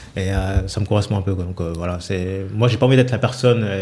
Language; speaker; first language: French; native; French